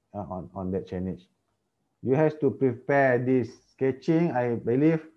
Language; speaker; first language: English; non-native, local second language; Malay